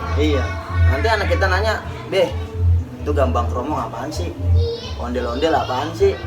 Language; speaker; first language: Indonesian; native; Indonesian